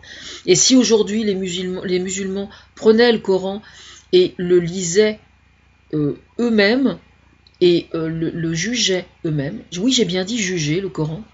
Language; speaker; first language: French; native; French